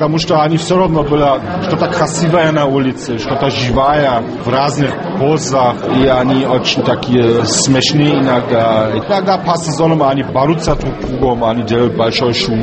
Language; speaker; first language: Russian; non-native, fluent; German